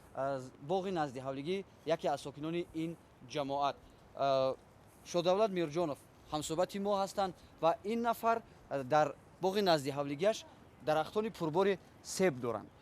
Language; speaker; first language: Tajik; native; Tajik